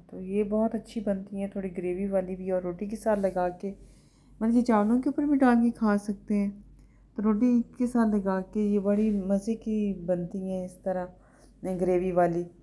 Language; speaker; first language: Urdu; native; Urdu